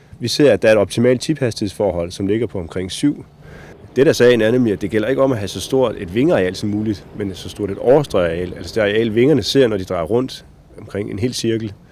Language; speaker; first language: Danish; native; Danish